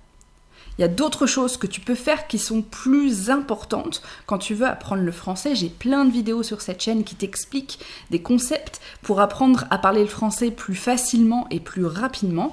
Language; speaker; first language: French; native; French